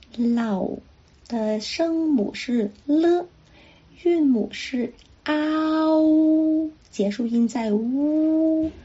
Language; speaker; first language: Chinese; non-native, local second language; Cantonese